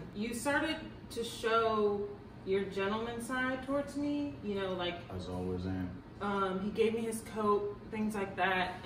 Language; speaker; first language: English; native; English